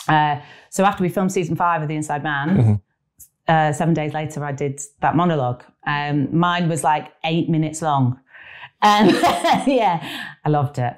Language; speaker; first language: English; native; English